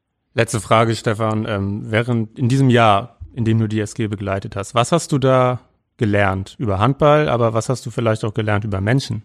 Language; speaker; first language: German; native; German